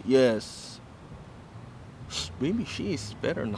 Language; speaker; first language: English; non-native, learner; Korean